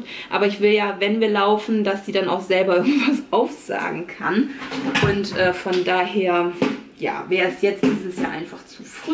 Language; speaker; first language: German; native; German